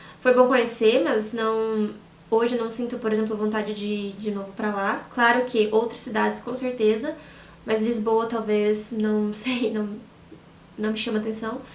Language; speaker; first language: Portuguese; native; Portuguese